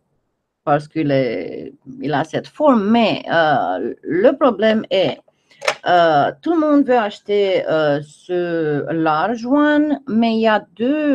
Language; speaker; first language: French; non-native, fluent; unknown